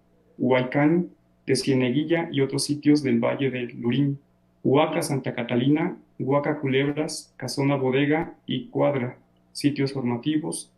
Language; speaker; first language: Spanish; native; Spanish